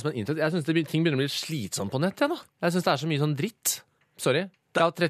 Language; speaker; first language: Norwegian; native; Norwegian